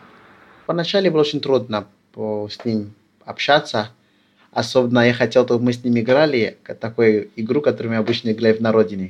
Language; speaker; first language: Russian; early bilingual, other home language; Lingala